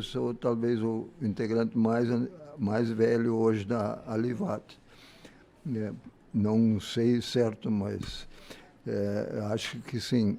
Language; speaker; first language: Portuguese; early bilingual, other home language; German